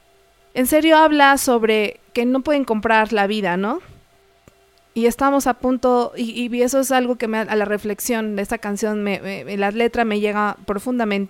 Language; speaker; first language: Spanish; native; Spanish